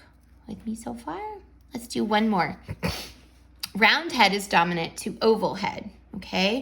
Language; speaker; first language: English; native; English